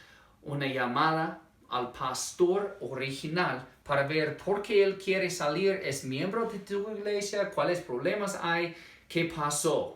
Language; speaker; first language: Spanish; non-native, fluent; English